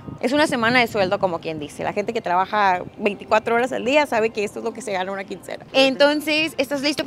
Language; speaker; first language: Spanish; native; Spanish